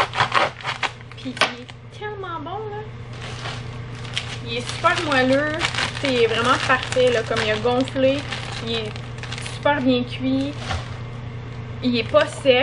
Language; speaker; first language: French; native; French